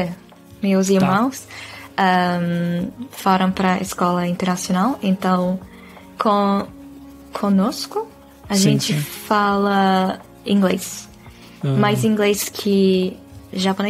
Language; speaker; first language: Portuguese; non-native, fluent; Dutch